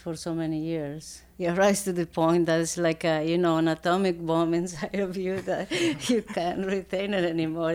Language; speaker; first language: English; non-native, fluent; Spanish